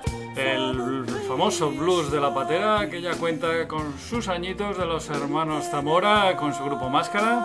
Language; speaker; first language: Spanish; native; Spanish